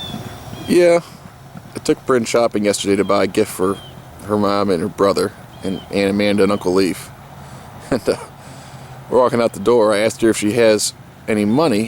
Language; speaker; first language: English; native; English